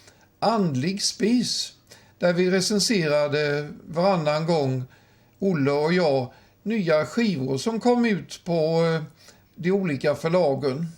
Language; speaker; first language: Swedish; native; Swedish